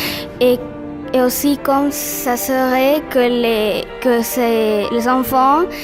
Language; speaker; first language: French; non-native, learner; Spanish